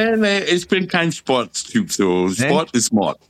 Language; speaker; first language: German; non-native, fluent; English